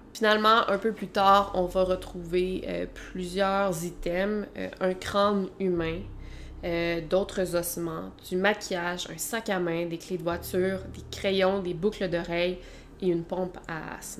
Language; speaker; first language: French; native; French